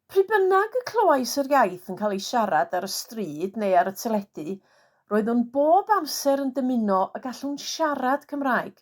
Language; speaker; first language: Welsh; non-native, fluent; English